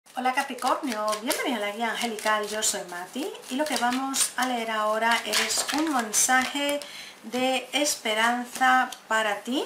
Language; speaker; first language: Spanish; native; Spanish